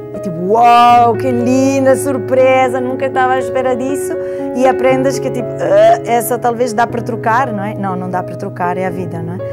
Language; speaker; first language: Portuguese; non-native, fluent; Italian